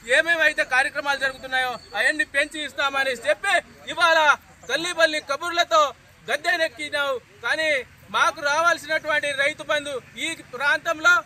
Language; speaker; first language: Telugu; non-native, local second language; Lambadi